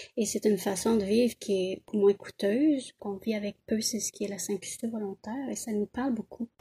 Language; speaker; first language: French; native; French